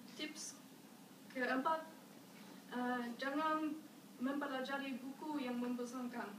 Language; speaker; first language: Indonesian; non-native, learner; German